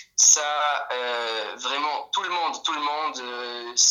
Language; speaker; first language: French; non-native, fluent; Polish